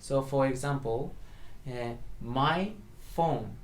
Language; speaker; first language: English; non-native, learner; Japanese